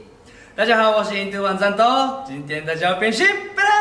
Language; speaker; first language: Chinese; non-native, learner; Japanese